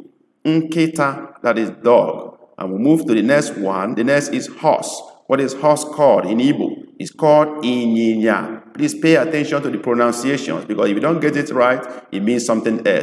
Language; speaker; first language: English; non-native, local second language; Igbo